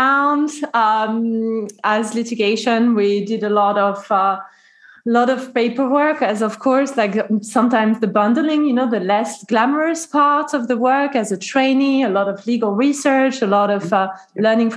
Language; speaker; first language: English; non-native, fluent; French